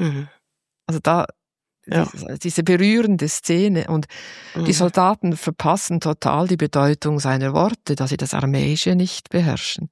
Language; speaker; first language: German; native; German